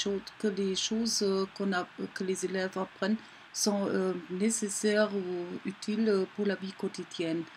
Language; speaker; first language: French; non-native, learner; German